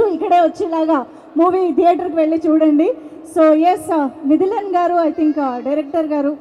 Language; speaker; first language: Telugu; native; Telugu